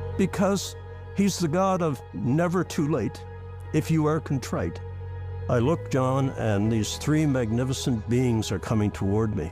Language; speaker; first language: English; native; English